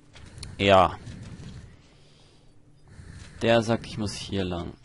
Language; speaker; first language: German; native; German